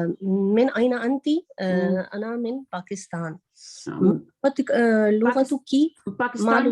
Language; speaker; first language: Arabic; non-native, learner; Urdu